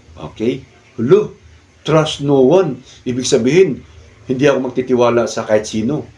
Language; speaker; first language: Filipino; non-native, local second language; Cebuano